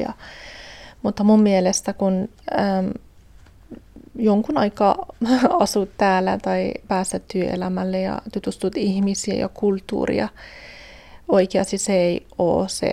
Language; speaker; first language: Finnish; non-native, fluent; Persian